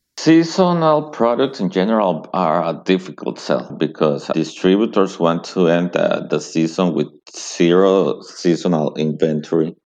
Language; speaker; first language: English; non-native, fluent; Spanish